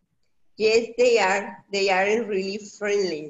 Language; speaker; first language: English; non-native, learner; Spanish